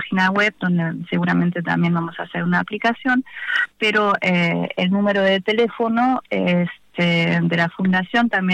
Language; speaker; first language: Spanish; non-native, fluent; German